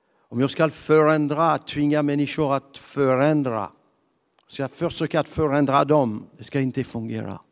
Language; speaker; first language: Swedish; non-native, fluent; French